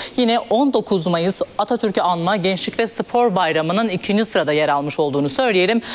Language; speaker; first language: Turkish; native; Turkish